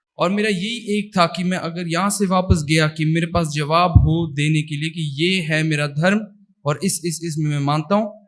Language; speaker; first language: Hindi; early bilingual, heritage; Hindi